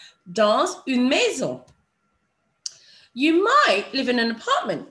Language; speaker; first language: French; non-native, fluent; English